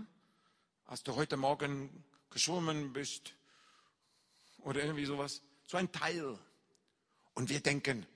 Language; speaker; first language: German; non-native, fluent; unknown